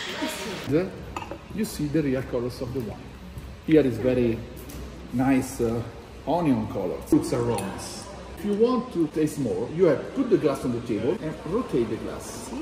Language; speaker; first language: English; non-native, learner; Italian